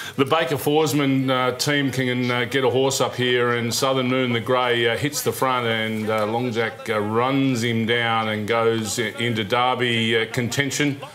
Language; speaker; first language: English; native; English